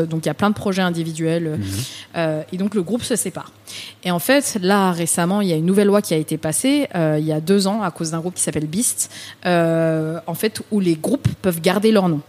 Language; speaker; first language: French; early bilingual, other home language; Vietnamese